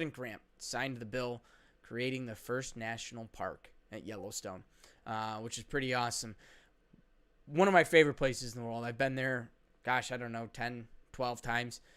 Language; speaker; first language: English; native; English